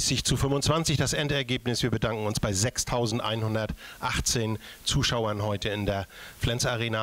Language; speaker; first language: German; native; German